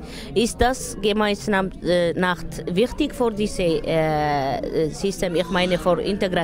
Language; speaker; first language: German; non-native, learner; Tigrinya